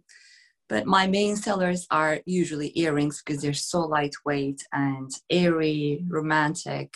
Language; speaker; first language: English; non-native, fluent; Turkish